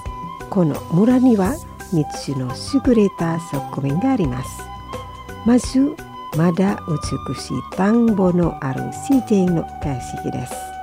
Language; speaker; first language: Japanese; non-native, fluent; Indonesian